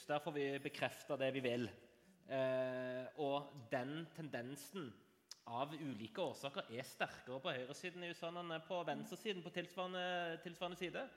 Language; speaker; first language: Norwegian; native; Norwegian